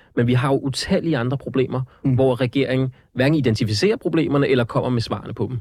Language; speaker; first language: Danish; early bilingual, other home language; Central Kurdish